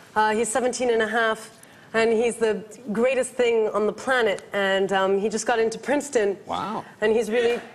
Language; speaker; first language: English; native; English